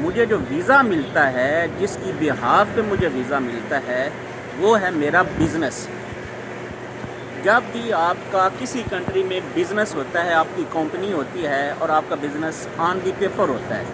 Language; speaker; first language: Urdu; non-native, local second language; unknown